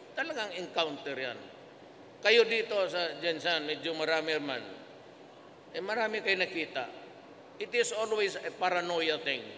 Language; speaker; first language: Filipino; native; Filipino